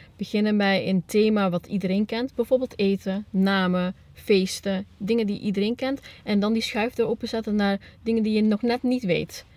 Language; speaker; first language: Dutch; early bilingual, other home language; Spanish